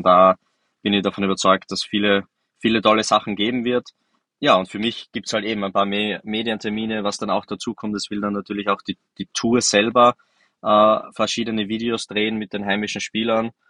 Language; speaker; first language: German; native; German